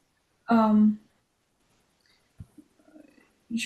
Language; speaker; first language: French; non-native, learner; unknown